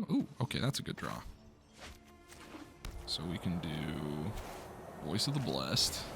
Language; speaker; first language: English; native; English